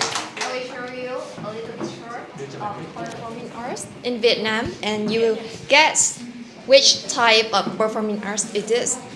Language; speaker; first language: English; non-native, learner; Vietnamese